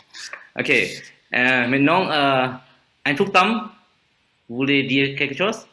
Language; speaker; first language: French; non-native, fluent; Vietnamese